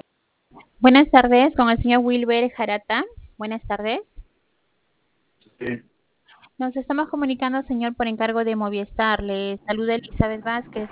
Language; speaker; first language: Spanish; native; Spanish